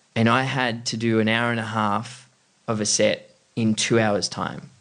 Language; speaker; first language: English; native; English